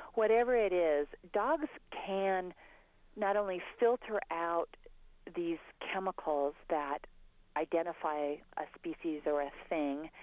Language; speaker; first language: English; native; English